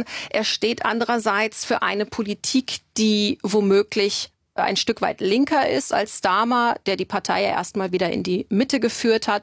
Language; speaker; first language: German; native; German